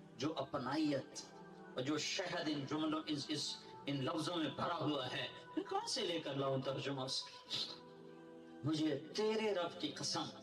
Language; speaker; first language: Urdu; non-native, local second language; Punjabi